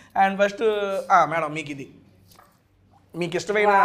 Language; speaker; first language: Telugu; native; Telugu